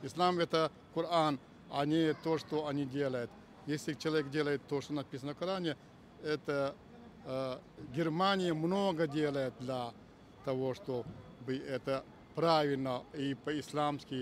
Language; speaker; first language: Russian; non-native, fluent; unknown